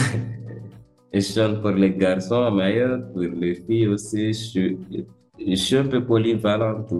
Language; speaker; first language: French; early bilingual, other home language; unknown